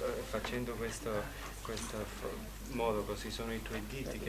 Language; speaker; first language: Italian; non-native, learner; French